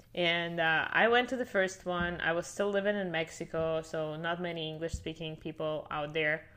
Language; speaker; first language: English; non-native, fluent; Russian